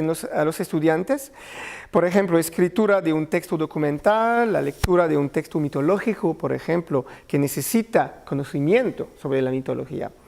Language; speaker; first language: Spanish; non-native, learner; French